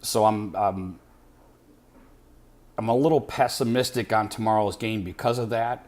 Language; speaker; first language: English; native; English